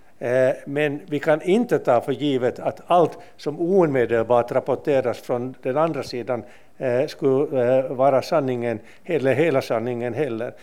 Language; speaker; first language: Swedish; non-native, local second language; Finnish